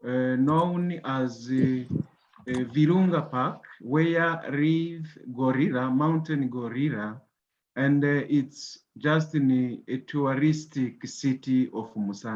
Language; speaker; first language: English; non-native, local second language; Kinyarwanda